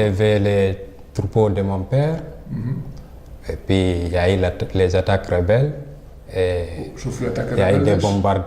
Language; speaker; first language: French; non-native, local second language; Fula